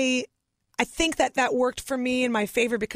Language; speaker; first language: English; early bilingual, other home language; Russian